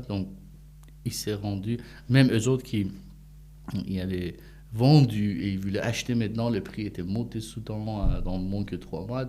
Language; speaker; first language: French; non-native, fluent; Persian